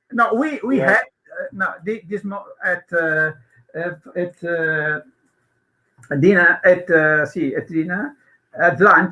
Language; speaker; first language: English; non-native, learner; Italian